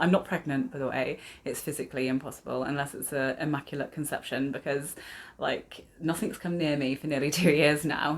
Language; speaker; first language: English; native; English